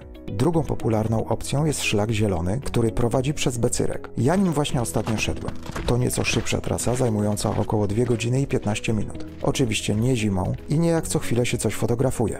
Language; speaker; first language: Polish; native; Polish